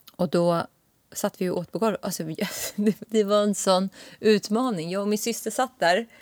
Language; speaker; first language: Swedish; non-native, local second language; Kurdish